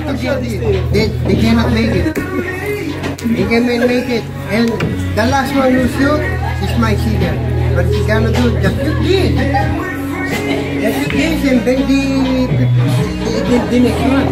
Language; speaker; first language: English; non-native, learner; Filipino